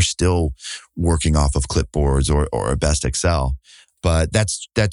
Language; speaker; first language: English; native; English